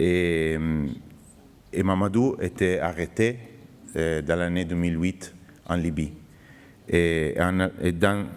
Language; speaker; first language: French; non-native, fluent; Italian